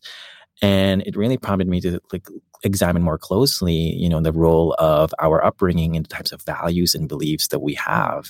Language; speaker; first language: English; non-native, local second language; Filipino